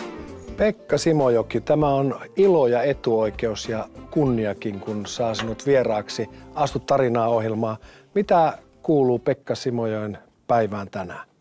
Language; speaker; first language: Finnish; native; Finnish